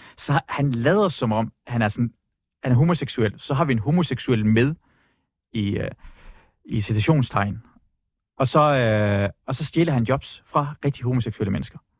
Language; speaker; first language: Danish; early bilingual, other home language; Persian